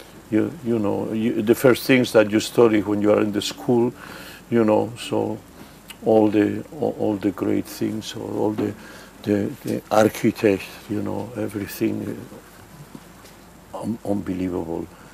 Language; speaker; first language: English; non-native, fluent; Spanish